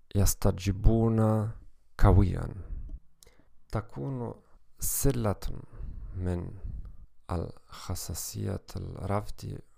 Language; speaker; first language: Arabic; non-native, learner; German